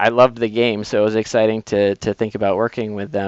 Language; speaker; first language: English; native; English